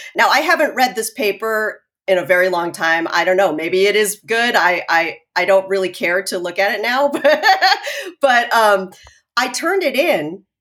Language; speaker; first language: English; early bilingual, other home language; Chinese